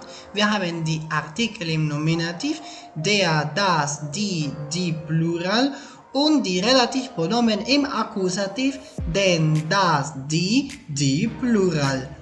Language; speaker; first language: German; non-native, fluent; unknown